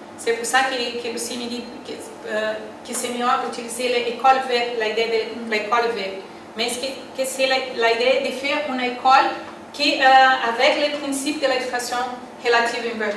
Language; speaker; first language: French; non-native, learner; Portuguese